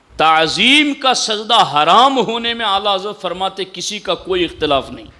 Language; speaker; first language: Urdu; non-native, local second language; Gujarati